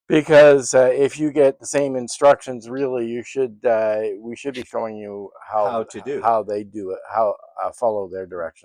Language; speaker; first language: English; native; English